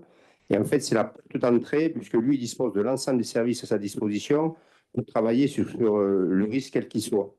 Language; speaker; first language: French; native; French